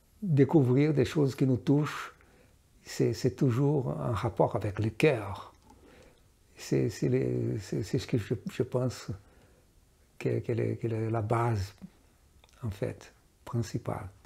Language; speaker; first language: French; non-native, fluent; Portuguese